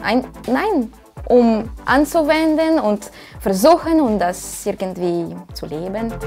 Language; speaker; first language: German; non-native, fluent; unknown